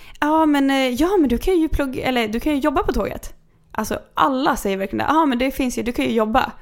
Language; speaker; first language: Swedish; native; Swedish